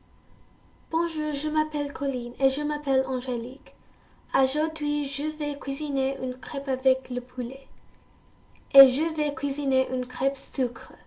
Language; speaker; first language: French; non-native, learner; English